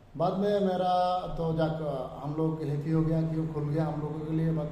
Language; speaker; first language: Hindi; non-native, learner; Bangla